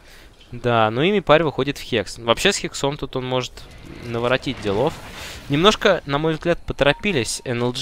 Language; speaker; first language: Russian; native; Russian